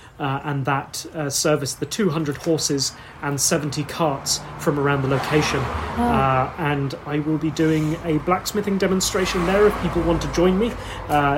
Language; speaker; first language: English; native; English